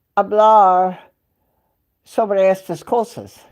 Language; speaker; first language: Spanish; non-native, learner; English